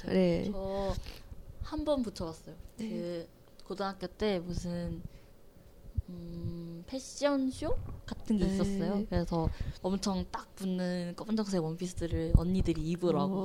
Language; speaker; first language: Korean; non-native, learner; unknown